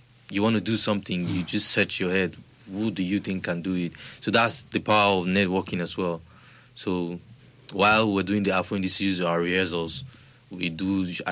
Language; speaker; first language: English; non-native, local second language; Igbo